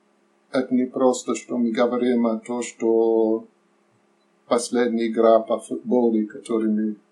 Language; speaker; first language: Russian; non-native, learner; English